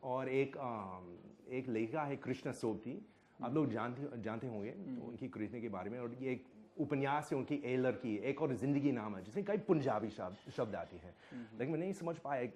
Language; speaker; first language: Hindi; non-native, fluent; English